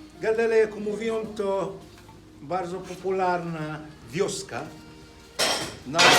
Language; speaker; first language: Polish; non-native, learner; Arabic